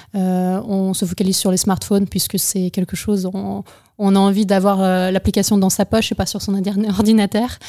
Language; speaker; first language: French; non-native, fluent; Ukrainian